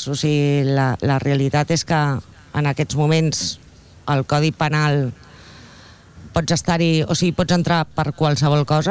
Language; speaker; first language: Catalan; non-native, local second language; Spanish